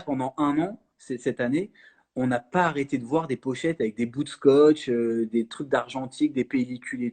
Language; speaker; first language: French; native; French